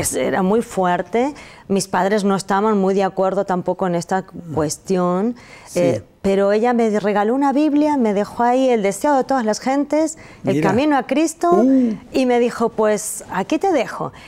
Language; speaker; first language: Spanish; native; Spanish